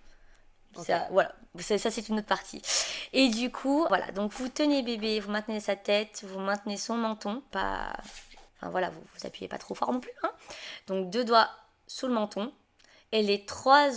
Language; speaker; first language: French; native; French